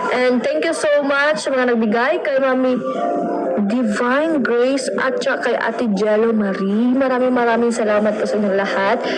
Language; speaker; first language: Filipino; non-native, local second language; Cebuano